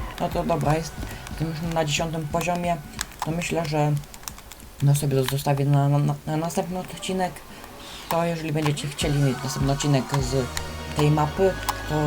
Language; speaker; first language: Polish; native; Polish